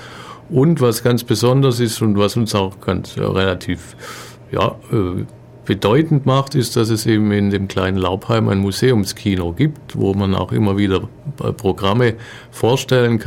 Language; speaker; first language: German; native; German